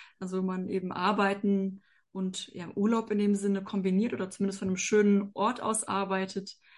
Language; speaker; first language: German; native; German